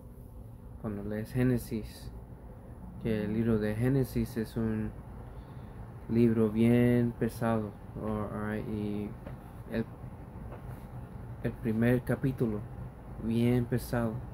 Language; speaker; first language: Spanish; early bilingual, heritage; Spanish